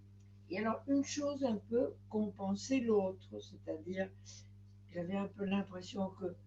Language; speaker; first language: French; non-native, fluent; Spanish